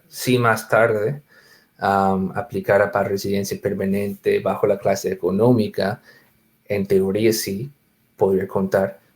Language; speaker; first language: Spanish; non-native, fluent; English